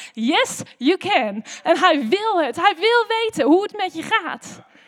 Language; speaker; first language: Dutch; native; Dutch